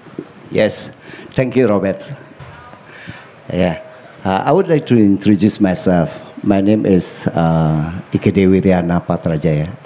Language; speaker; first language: English; non-native, learner; Indonesian